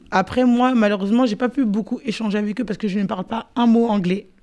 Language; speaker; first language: French; native; French